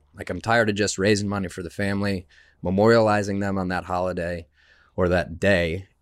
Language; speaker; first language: English; native; English